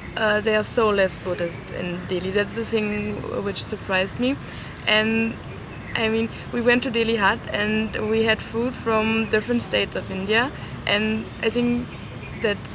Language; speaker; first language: English; non-native, fluent; German